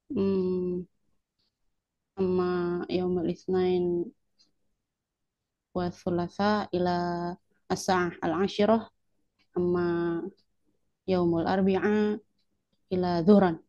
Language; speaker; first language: Arabic; non-native, learner; Indonesian